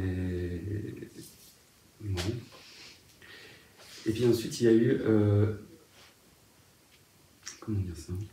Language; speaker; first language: French; native; French